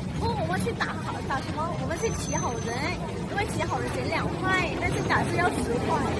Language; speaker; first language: Chinese; non-native, learner; Vietnamese